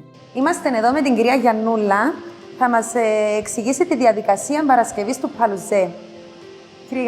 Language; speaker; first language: Greek; native; Greek